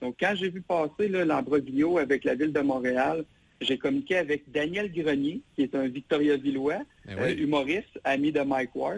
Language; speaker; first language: French; native; French